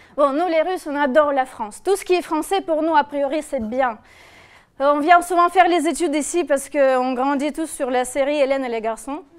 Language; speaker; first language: French; non-native, fluent; Russian